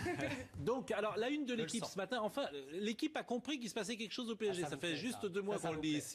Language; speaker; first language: French; native; French